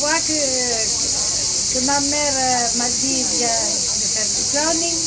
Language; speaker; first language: French; non-native, learner; Greek